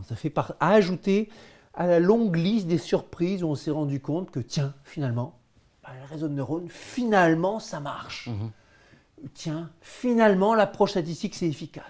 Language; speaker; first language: French; native; French